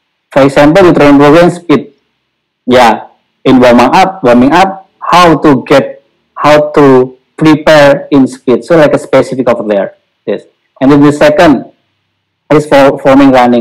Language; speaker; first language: English; non-native, learner; Indonesian